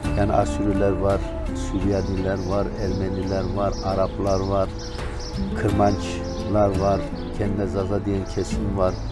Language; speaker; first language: Turkish; non-native, local second language; Zaza